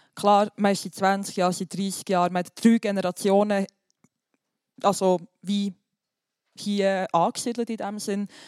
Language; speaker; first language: German; early bilingual, other home language; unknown